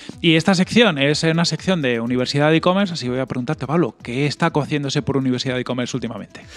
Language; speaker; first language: Spanish; native; Spanish